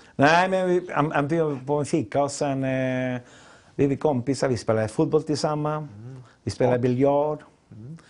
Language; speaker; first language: Swedish; non-native, fluent; Spanish